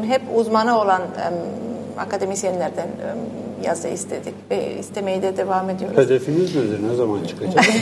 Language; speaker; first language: Turkish; non-native, fluent; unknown